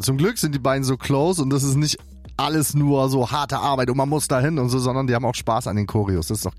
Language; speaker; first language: German; native; German